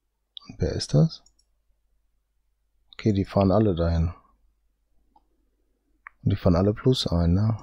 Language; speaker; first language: German; native; German